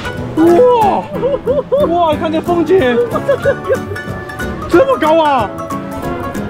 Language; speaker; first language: Chinese; native; Chinese